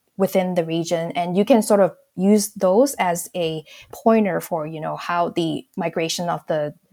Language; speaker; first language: English; non-native, local second language; Cantonese